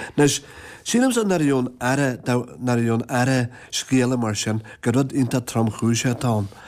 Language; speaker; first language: Irish; native; Irish